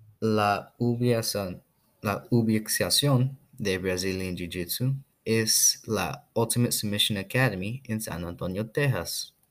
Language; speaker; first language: Spanish; non-native, learner; English